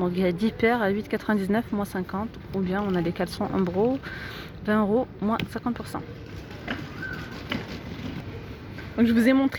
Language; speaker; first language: French; native; French